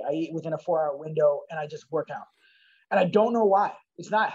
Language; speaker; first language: English; native; English